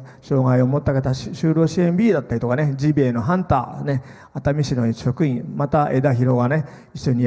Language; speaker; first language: Japanese; native; Japanese